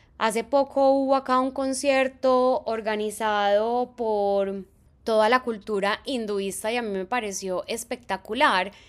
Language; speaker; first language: Spanish; native; Spanish